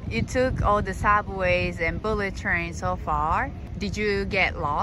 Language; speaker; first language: English; non-native, fluent; Japanese